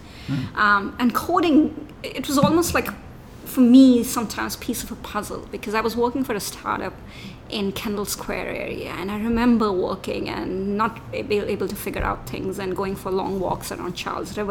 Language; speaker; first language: English; non-native, local second language; Hindi